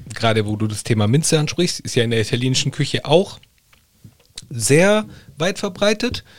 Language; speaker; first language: German; early bilingual, other home language; Italian